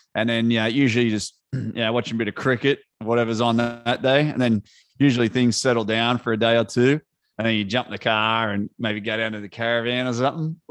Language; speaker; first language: English; native; English